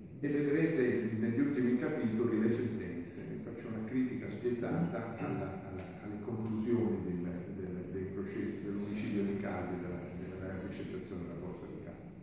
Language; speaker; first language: Italian; native; Italian